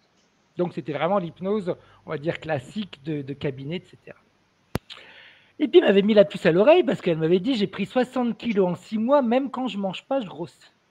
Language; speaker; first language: French; native; French